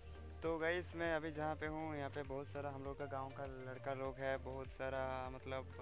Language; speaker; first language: Hindi; non-native, local second language; Bangla